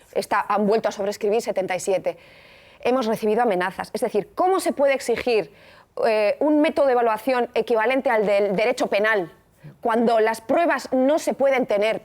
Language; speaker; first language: Spanish; native; Spanish